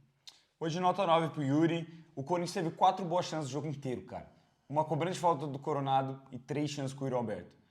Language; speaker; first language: Portuguese; native; Portuguese